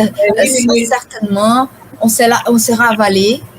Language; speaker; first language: French; non-native, fluent; Portuguese